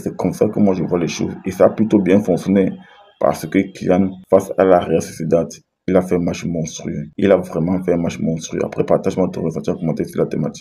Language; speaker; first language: French; native; French